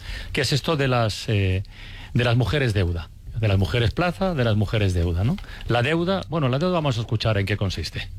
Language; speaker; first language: Spanish; native; Spanish